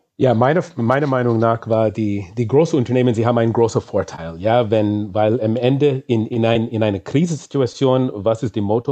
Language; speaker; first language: German; non-native, fluent; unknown